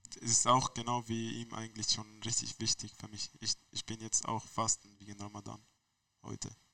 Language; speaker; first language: German; non-native, learner; Arabic